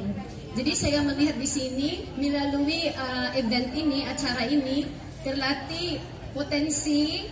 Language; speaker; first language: Indonesian; non-native, fluent; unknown